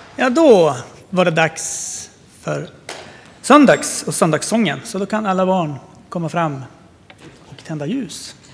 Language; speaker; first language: Swedish; native; Swedish